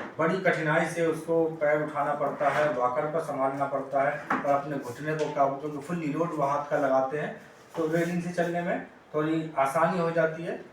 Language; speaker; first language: Hindi; native; Hindi